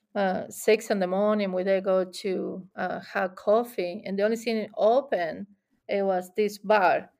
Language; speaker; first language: English; non-native, fluent; Spanish